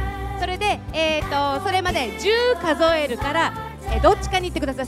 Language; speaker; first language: Japanese; native; Japanese